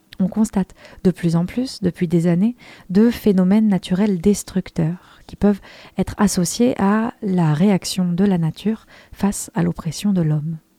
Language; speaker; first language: French; native; French